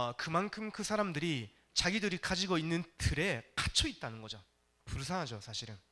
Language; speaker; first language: Korean; non-native, fluent; Japanese